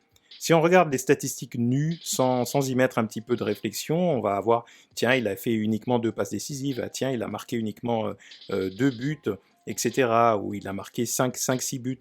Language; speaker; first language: French; native; French